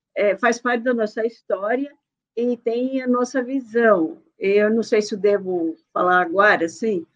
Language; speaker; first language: Portuguese; early bilingual, other home language; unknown